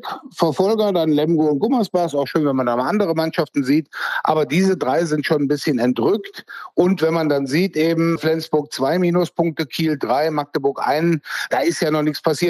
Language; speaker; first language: German; native; German